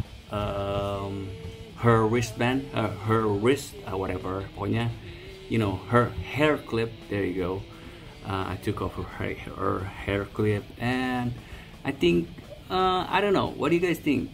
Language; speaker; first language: English; non-native, fluent; Indonesian